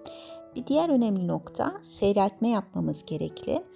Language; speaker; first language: Turkish; native; Turkish